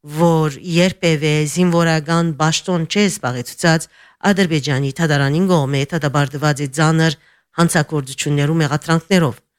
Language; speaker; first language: Armenian; early bilingual, heritage; Armenian